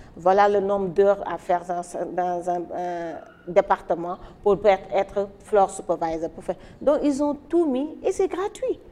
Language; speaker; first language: French; non-native, local second language; Wolof